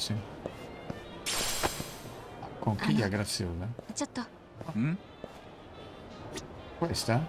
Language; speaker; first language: Italian; native; Italian